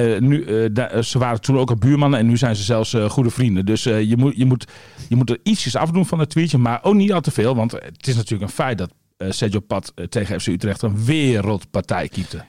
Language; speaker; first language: Dutch; native; Dutch